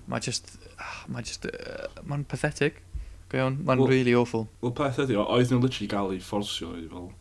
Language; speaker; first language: Welsh; native; Welsh